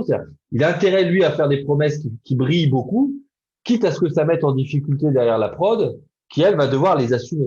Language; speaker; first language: French; native; French